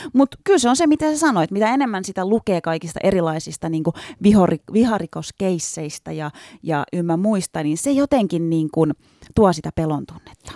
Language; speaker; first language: Finnish; early bilingual, other home language; Turkish